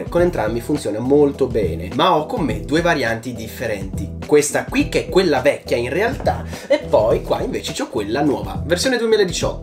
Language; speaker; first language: Italian; native; Italian